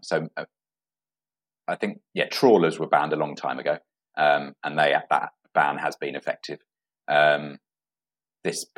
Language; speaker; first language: English; native; English